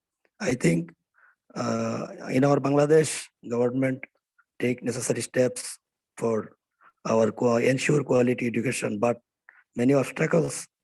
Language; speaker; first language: English; non-native, learner; Bangla